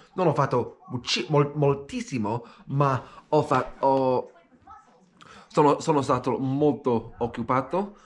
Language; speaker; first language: Italian; non-native, learner; English